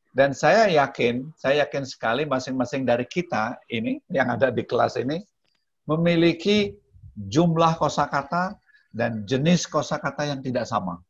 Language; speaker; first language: Indonesian; non-native, local second language; Balinese